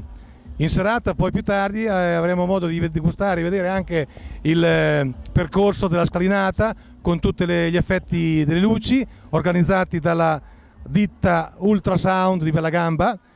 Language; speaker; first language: Italian; native; Italian